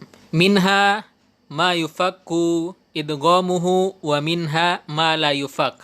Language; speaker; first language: Arabic; non-native, fluent; Indonesian